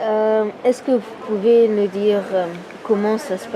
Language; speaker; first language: French; non-native, learner; Arabic